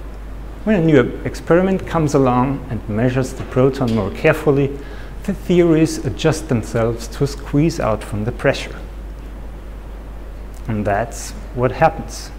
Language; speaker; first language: English; non-native, fluent; German